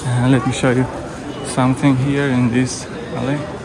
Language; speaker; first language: English; non-native, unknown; Persian